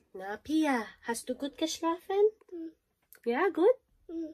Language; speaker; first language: German; non-native, learner; Filipino